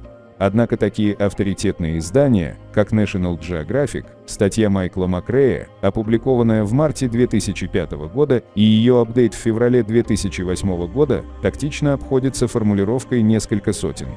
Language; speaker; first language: Russian; native; Russian